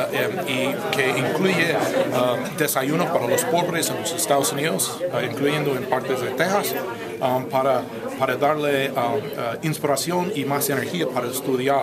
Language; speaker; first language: Spanish; non-native, fluent; English